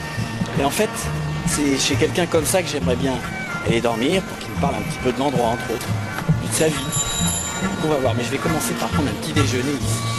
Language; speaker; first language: French; native; French